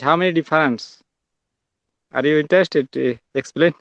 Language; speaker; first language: English; non-native, learner; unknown